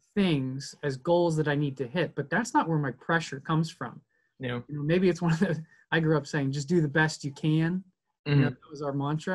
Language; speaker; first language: English; native; English